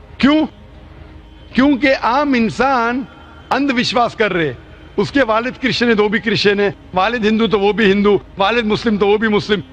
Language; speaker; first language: Urdu; non-native, local second language; Konkani